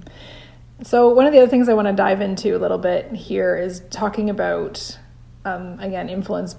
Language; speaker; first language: English; native; English